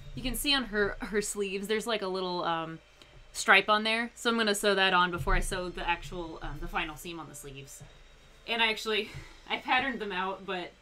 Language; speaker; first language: English; native; English